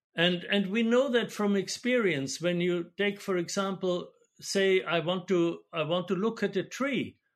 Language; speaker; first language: English; non-native, fluent; German